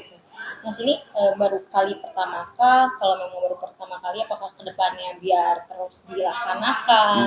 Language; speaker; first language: Indonesian; native; Indonesian